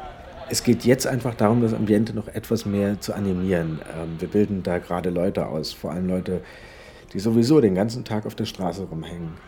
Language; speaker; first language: German; native; German